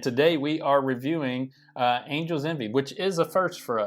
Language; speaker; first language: English; native; English